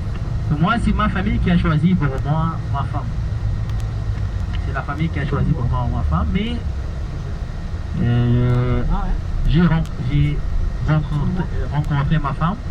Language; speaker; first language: French; non-native, learner; Arabic